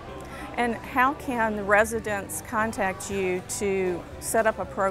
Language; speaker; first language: English; native; English